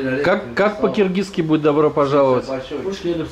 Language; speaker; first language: Russian; native; Russian